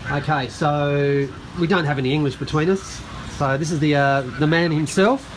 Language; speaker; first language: English; native; English